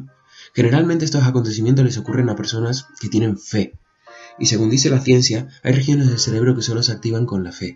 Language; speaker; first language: Spanish; native; Spanish